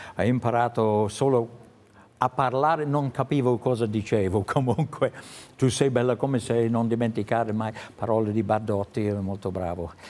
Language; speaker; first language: Italian; non-native, fluent; English